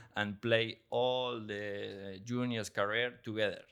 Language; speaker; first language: English; non-native, learner; Spanish